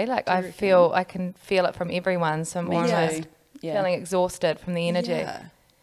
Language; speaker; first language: English; native; English